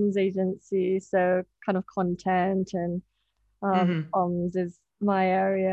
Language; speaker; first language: English; non-native, local second language; Japanese